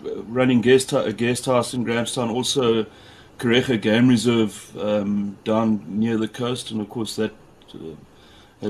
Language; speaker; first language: English; native; English